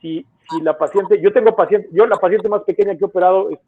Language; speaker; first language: Spanish; native; Spanish